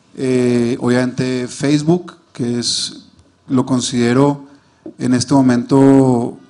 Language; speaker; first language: Spanish; native; Spanish